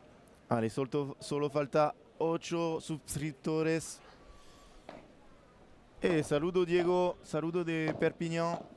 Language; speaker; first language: Spanish; non-native, learner; French